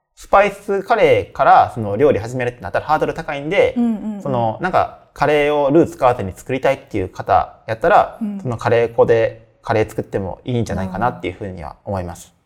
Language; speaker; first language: Japanese; native; Japanese